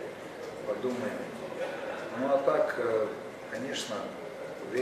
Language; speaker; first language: Russian; native; Russian